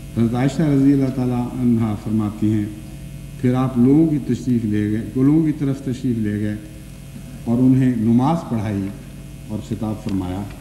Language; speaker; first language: Urdu; non-native, local second language; Punjabi